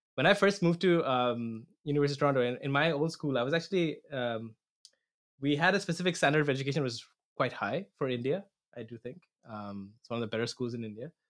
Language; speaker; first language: English; non-native, local second language; Assamese